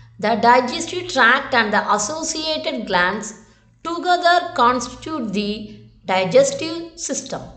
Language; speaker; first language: English; non-native, local second language; Tamil